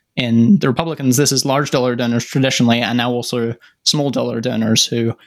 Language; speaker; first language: English; native; English